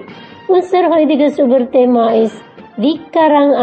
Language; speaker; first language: German; non-native, fluent; Indonesian